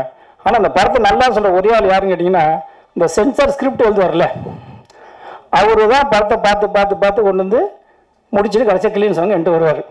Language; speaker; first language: Tamil; native; Tamil